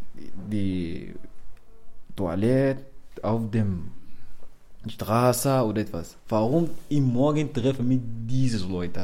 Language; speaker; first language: German; non-native, learner; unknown